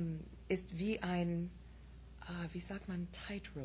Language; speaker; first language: German; non-native, fluent; English